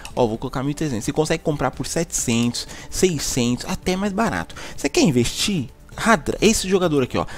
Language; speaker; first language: Portuguese; native; Portuguese